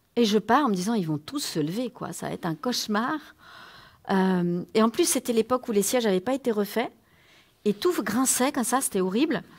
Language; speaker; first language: French; native; French